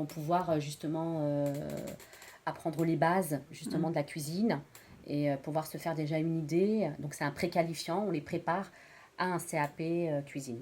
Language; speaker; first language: French; native; French